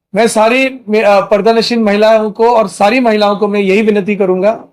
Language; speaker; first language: Hindi; non-native, local second language; Marathi